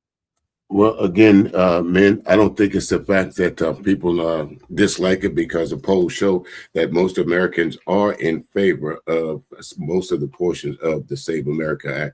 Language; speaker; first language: English; native; English